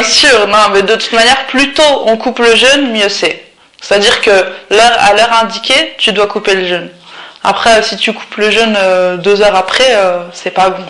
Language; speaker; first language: French; early bilingual, other home language; Arabic